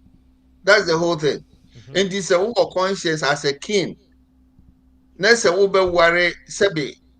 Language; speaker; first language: English; non-native, local second language; Akan